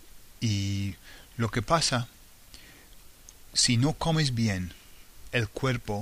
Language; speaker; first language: Spanish; non-native, fluent; English